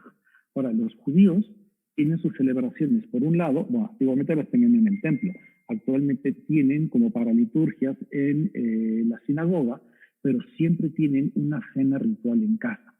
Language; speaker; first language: Spanish; native; Spanish